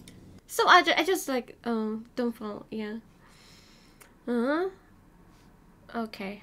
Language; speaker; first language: English; non-native, learner; Korean